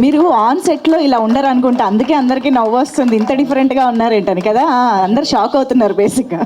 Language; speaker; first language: Telugu; native; Telugu